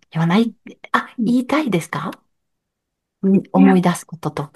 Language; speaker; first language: Japanese; non-native, learner; French